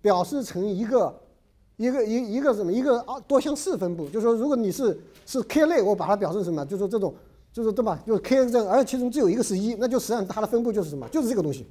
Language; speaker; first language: Chinese; native; Chinese